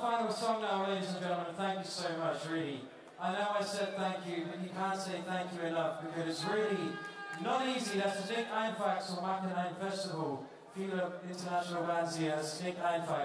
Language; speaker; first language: English; native; English